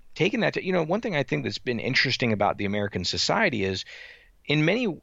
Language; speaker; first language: English; native; English